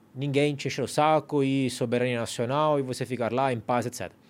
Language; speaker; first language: Portuguese; non-native, fluent; Italian